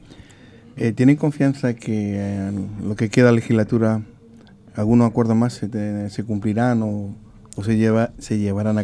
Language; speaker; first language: Spanish; native; Spanish